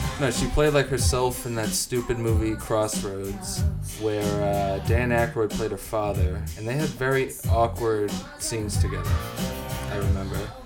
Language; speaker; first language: English; native; English